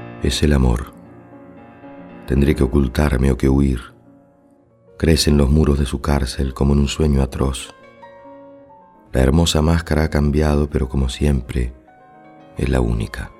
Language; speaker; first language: Spanish; native; Spanish